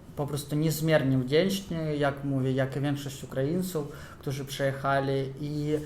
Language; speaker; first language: Polish; non-native, fluent; Ukrainian